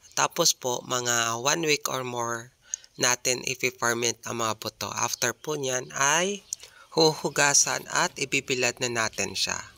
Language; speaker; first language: Filipino; non-native, local second language; Bikol